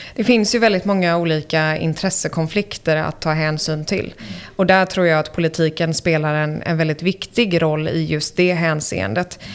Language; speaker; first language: Swedish; native; Swedish